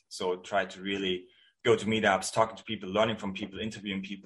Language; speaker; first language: English; non-native, fluent; German